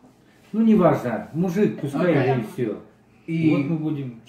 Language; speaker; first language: Russian; native; Russian